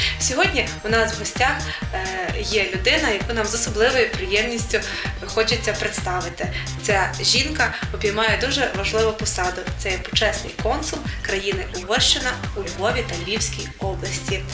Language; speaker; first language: Ukrainian; native; Ukrainian